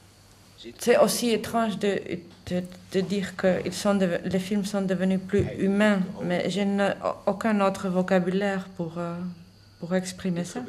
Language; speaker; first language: French; non-native, fluent; Dutch